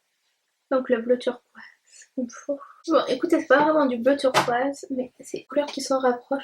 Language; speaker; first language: French; native; French